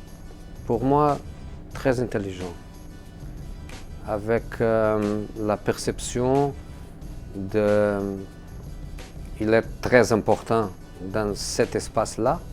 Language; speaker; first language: French; non-native, fluent; Portuguese